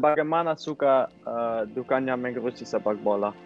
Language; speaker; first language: Indonesian; non-native, learner; Dutch